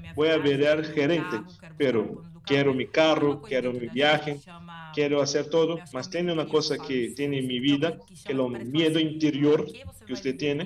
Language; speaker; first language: Spanish; non-native, learner; Portuguese